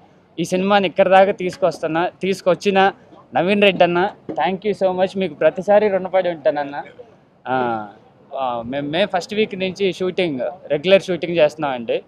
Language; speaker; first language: Telugu; native; Telugu